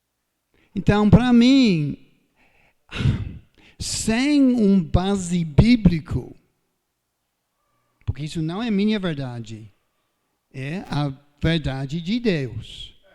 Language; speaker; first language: Portuguese; non-native, fluent; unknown